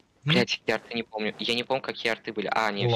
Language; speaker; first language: Russian; native; Russian